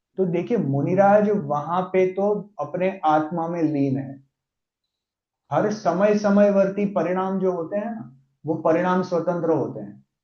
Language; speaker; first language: Hindi; non-native, local second language; Gujarati